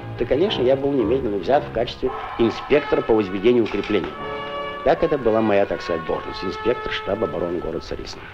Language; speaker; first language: Russian; native; Russian